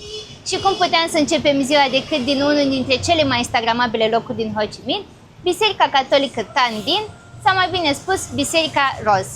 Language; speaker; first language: Romanian; native; Romanian